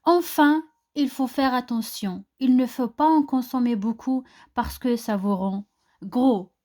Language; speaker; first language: French; non-native, local second language; Arabic